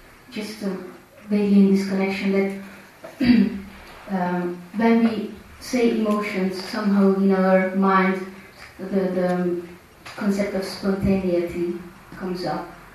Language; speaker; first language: English; non-native, fluent; Hungarian